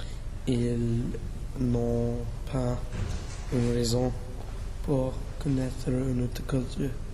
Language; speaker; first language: French; non-native, learner; English